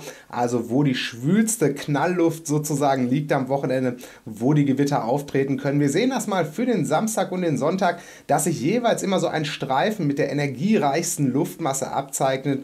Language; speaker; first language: German; native; German